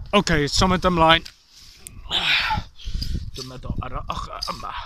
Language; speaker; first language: Welsh; non-native, learner; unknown